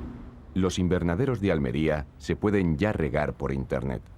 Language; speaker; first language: Spanish; native; Spanish